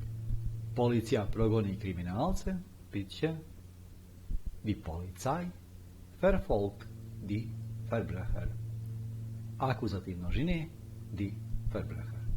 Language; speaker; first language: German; non-native, fluent; Bosnian